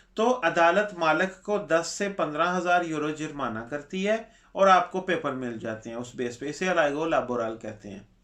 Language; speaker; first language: Urdu; non-native, local second language; Punjabi